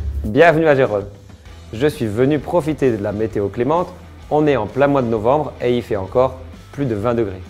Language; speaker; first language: French; native; French